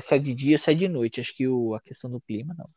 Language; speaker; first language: Portuguese; native; Portuguese